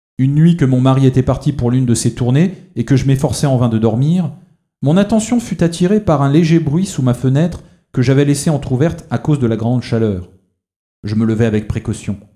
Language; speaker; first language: French; native; French